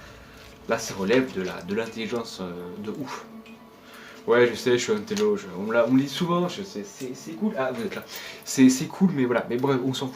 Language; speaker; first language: French; native; French